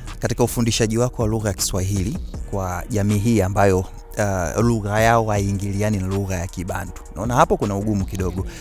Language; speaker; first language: Swahili; native; Swahili